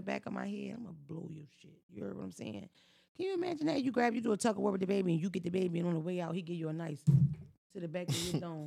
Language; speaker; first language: English; native; English